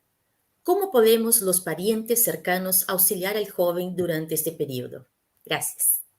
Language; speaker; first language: Spanish; native; Spanish